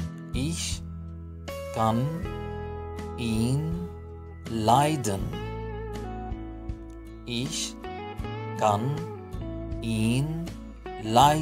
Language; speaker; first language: German; non-native, fluent; Arabic